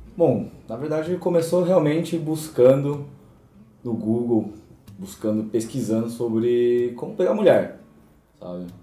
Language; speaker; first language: Portuguese; early bilingual, other home language; Korean